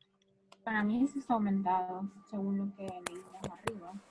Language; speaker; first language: Spanish; native; Spanish